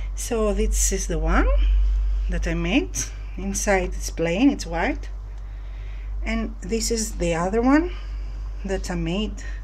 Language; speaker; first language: English; non-native, fluent; Greek